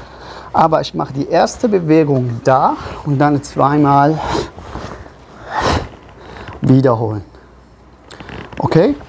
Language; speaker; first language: German; non-native, fluent; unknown